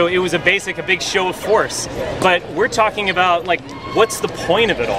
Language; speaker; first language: English; native; English